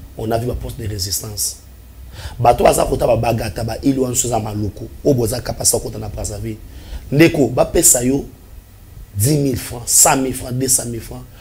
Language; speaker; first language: Lingala; non-native, local second language; Swahili